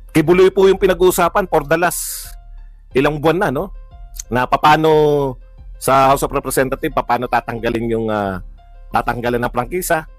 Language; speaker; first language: Filipino; native; Filipino